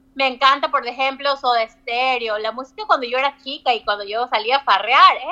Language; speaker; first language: Spanish; native; Spanish